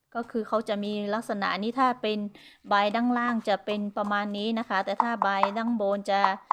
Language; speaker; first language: Thai; non-native, local second language; Karen languages